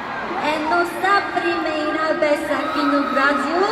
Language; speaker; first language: Portuguese; non-native, learner; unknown